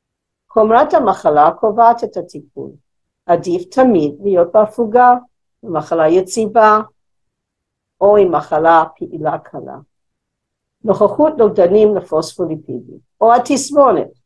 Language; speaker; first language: Hebrew; non-native, fluent; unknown